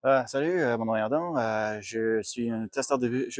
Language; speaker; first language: French; non-native, local second language; English